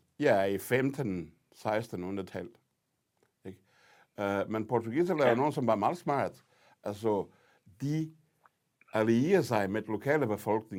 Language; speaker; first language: Danish; non-native, fluent; Portuguese